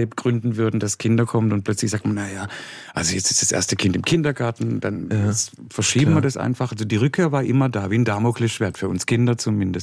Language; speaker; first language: German; native; German